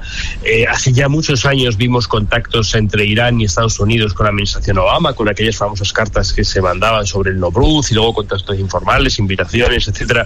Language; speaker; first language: Spanish; native; Spanish